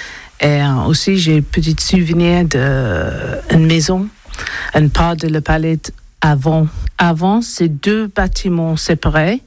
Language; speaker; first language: French; non-native, learner; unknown